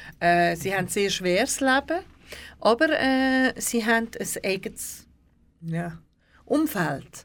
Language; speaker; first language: German; early bilingual, other home language; Turkish